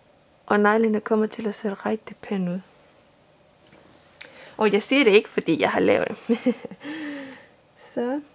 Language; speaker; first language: Danish; non-native, fluent; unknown